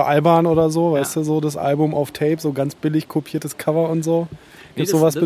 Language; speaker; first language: German; native; German